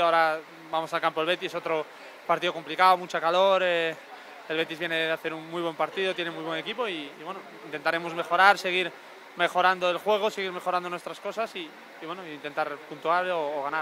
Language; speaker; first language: Spanish; native; Spanish